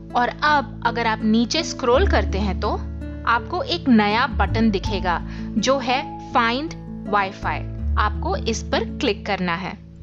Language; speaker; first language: Hindi; native; Hindi